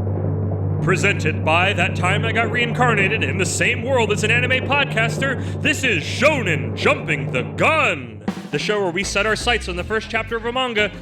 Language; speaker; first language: English; native; English